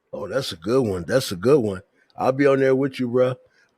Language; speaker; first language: English; native; English